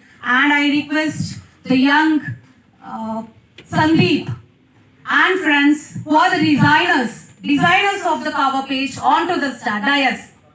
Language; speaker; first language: English; non-native, local second language; Telugu